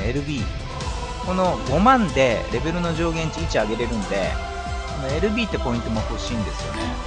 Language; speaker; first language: Japanese; native; Japanese